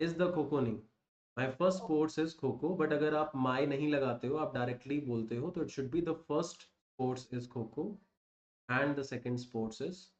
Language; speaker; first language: English; non-native, local second language; Hindi